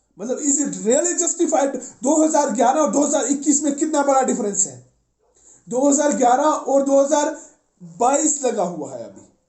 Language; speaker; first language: Hindi; non-native, local second language; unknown